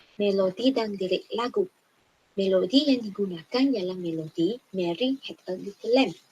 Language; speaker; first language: Malay; non-native, local second language; Chinese